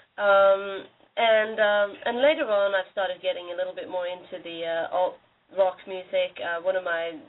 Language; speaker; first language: English; non-native, fluent; Norwegian